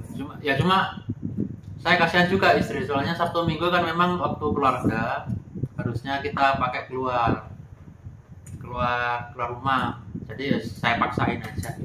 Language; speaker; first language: Indonesian; non-native, local second language; Javanese